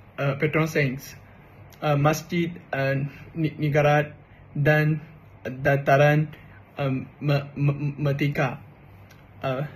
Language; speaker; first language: Malay; non-native, learner; Chinese